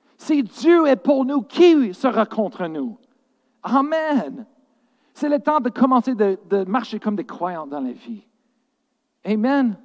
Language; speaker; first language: French; non-native, fluent; English